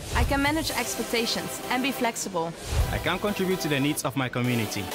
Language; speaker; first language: English; non-native, fluent; Dutch